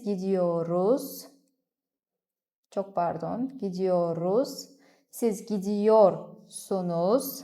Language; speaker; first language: Turkish; non-native, fluent; Kazakh